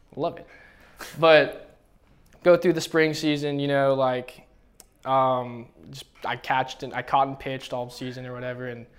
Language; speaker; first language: English; native; English